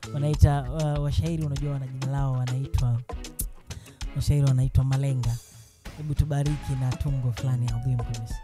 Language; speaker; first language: Swahili; native; Swahili